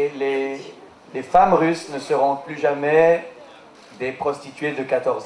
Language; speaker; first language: French; native; French